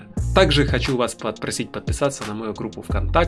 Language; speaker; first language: Russian; native; Russian